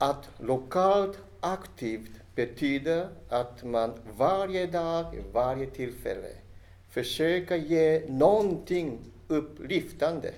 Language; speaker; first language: Swedish; non-native, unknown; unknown